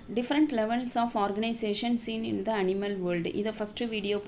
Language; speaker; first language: English; non-native, local second language; Tamil